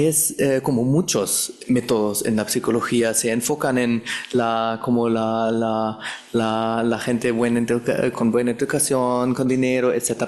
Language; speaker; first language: Spanish; non-native, fluent; German